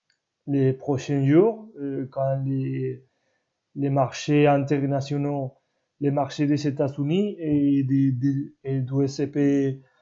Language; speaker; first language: French; non-native, learner; Spanish